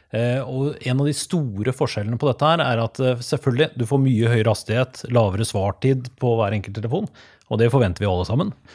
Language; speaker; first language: Norwegian; native; Norwegian